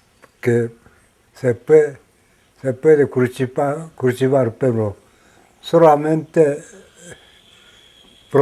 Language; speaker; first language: Spanish; non-native, learner; Japanese